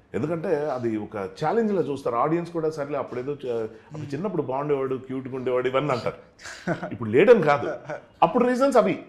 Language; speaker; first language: Telugu; native; Telugu